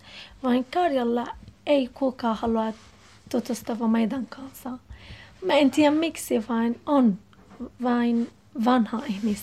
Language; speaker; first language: Finnish; non-native, learner; Arabic